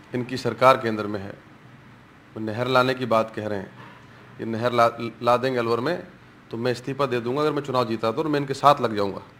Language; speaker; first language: Hindi; native; Hindi